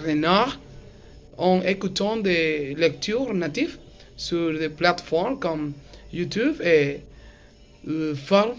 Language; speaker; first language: French; non-native, learner; Spanish